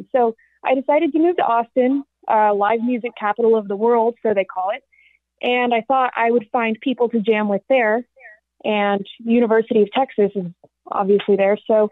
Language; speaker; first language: English; native; English